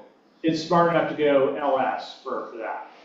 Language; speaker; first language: English; native; English